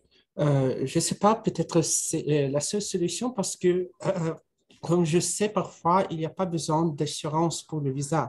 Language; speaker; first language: French; non-native, fluent; Russian